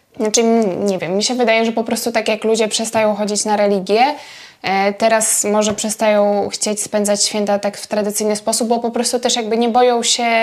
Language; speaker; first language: Polish; native; Polish